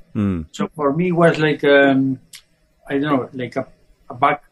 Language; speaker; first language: English; non-native, fluent; Spanish